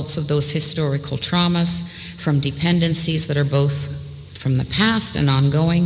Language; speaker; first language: English; early bilingual, other home language; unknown